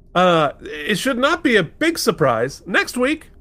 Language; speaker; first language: English; native; English